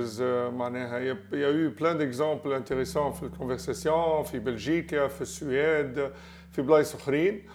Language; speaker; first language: French; non-native, local second language; Arabic